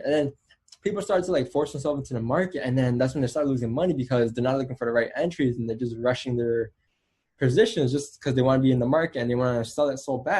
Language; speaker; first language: English; native; English